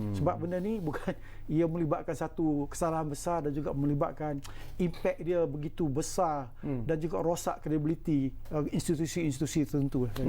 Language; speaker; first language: Malay; native; Malay